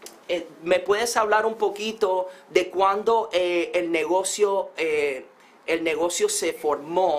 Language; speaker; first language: Spanish; early bilingual, heritage; Spanish